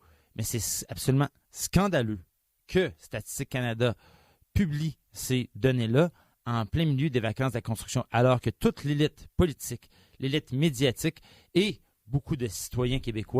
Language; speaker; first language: French; native; French